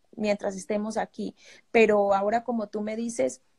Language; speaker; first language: Spanish; native; Spanish